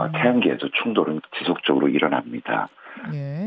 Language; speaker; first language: Korean; native; Korean